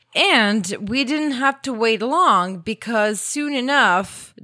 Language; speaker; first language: English; non-native, fluent; Croatian